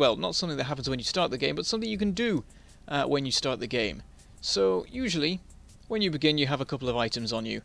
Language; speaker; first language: English; native; English